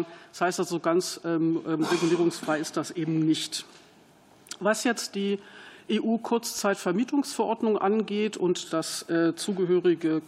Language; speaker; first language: German; native; German